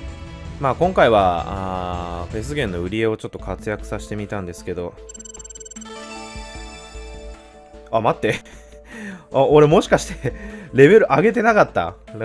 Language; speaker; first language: Japanese; native; Japanese